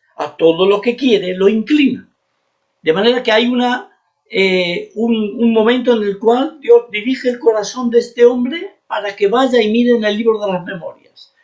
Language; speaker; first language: Spanish; native; Spanish